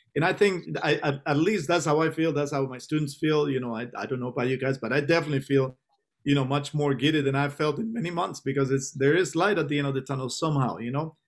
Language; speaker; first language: English; non-native, fluent; Spanish